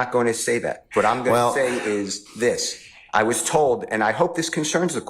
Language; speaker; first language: English; native; English